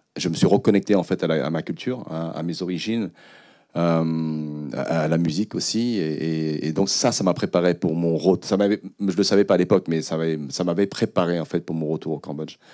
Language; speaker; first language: French; early bilingual, other home language; Khmer